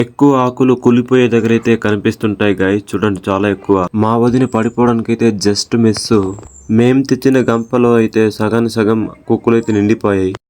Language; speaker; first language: Telugu; non-native, local second language; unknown